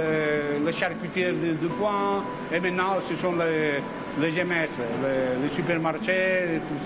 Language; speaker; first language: French; non-native, learner; Spanish